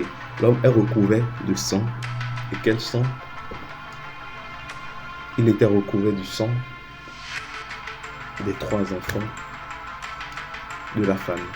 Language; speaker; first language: French; native; French